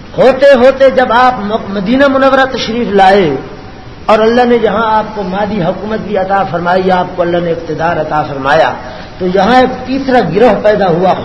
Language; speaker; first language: Urdu; non-native, local second language; Punjabi